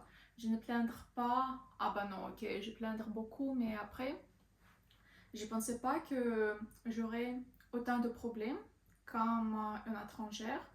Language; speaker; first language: French; non-native, learner; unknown